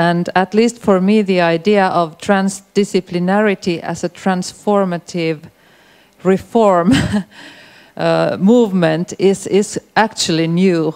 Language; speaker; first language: English; non-native, fluent; Finnish